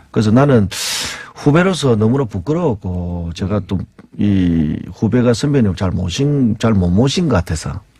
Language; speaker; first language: Korean; native; Korean